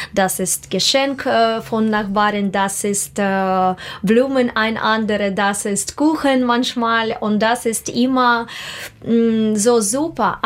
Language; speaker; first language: German; non-native, learner; Russian